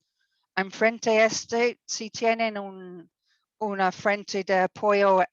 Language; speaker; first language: Spanish; non-native, fluent; English